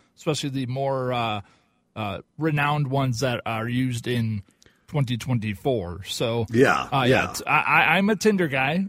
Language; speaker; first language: English; native; English